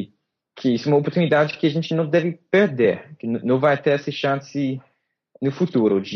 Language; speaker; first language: Portuguese; non-native, fluent; English